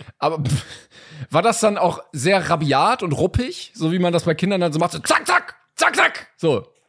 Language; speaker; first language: German; native; German